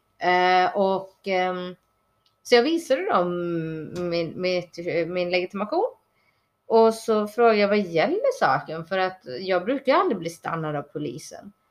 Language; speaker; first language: Swedish; early bilingual, other home language; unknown